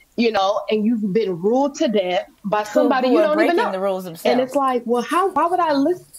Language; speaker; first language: English; native; English